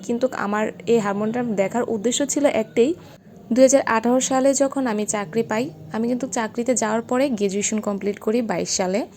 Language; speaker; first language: Bangla; native; Bangla